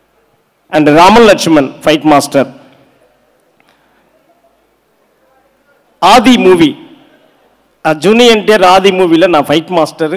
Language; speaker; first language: Telugu; non-native, learner; Tamil